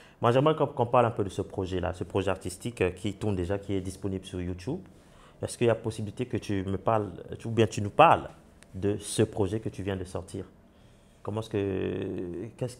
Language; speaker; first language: French; non-native, local second language; Wolof